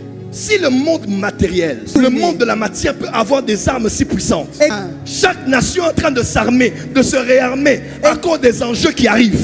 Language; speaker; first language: French; non-native, local second language; Lingala